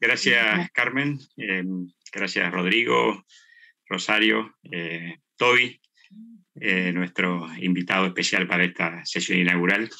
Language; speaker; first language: Spanish; native; Spanish